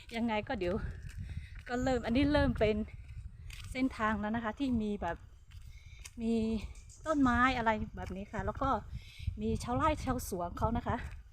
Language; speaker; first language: Thai; non-native, local second language; Hmong